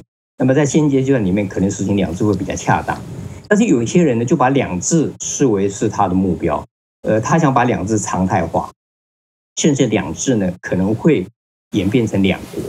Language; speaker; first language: Chinese; native; Chinese